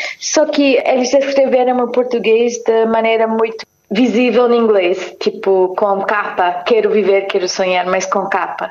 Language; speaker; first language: Portuguese; non-native, fluent; English